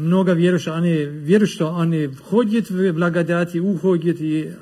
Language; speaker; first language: Russian; non-native, learner; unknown